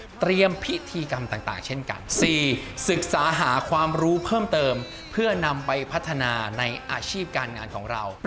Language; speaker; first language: Thai; native; Thai